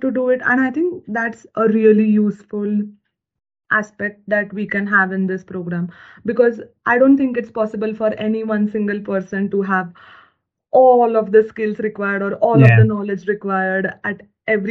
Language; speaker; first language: English; non-native, local second language; Marathi